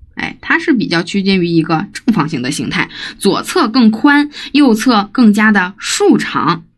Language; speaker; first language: Chinese; native; Chinese